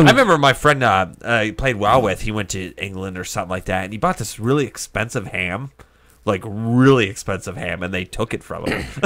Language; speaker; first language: English; native; English